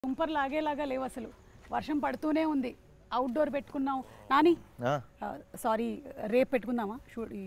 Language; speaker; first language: Telugu; native; Telugu